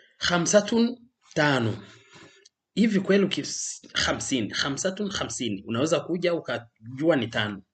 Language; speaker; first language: Swahili; non-native, local second language; Rundi